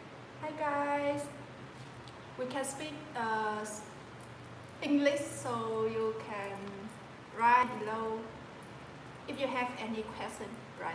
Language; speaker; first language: English; non-native, learner; Vietnamese